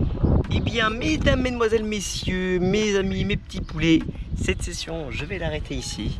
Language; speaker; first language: French; native; French